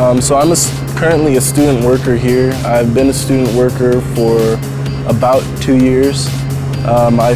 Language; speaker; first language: English; native; English